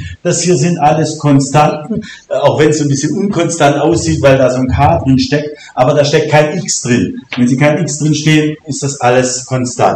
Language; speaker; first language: German; native; German